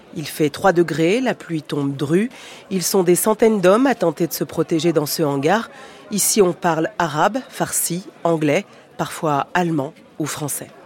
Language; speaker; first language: French; native; French